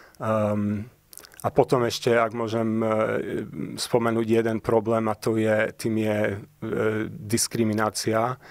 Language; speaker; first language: Slovak; early bilingual, heritage; Slovak